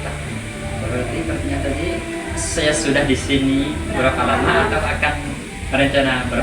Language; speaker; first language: Indonesian; non-native, learner; Khmer